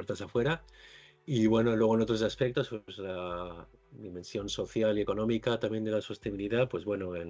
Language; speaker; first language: Spanish; native; Spanish